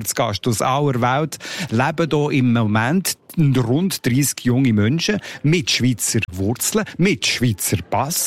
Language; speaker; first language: German; native; German